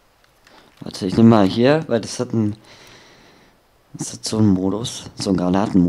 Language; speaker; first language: German; native; German